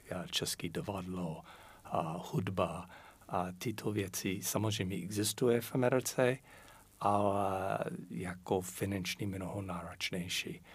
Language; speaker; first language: Czech; non-native, fluent; English